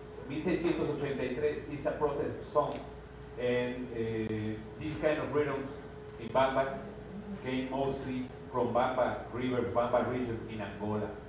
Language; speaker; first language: English; non-native, fluent; Spanish